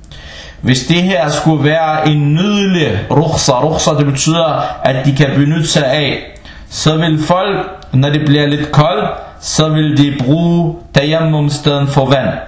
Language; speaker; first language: Danish; non-native, local second language; Arabic